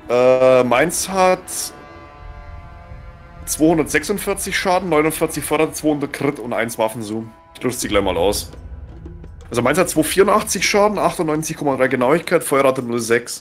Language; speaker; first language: German; native; German